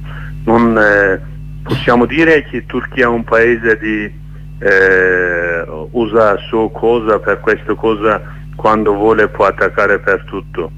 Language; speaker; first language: Italian; non-native, learner; Kurdish